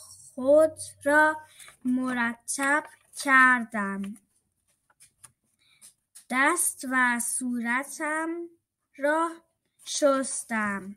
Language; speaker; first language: Persian; early bilingual, heritage; Persian